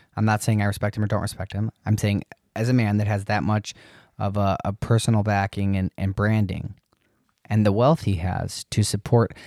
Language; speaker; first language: English; native; English